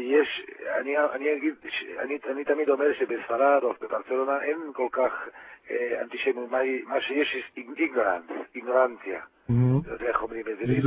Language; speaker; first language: Hebrew; non-native, fluent; Spanish